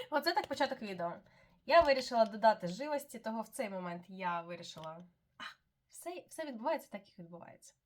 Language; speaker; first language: Ukrainian; non-native, local second language; Russian